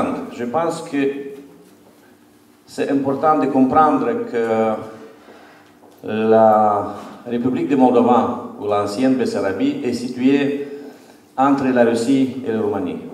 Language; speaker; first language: French; non-native, fluent; Romanian